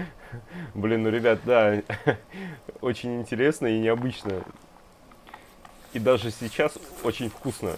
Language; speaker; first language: Russian; native; Russian